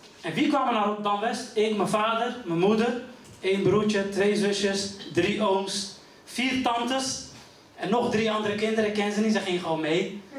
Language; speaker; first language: Dutch; early bilingual, other home language; Riffian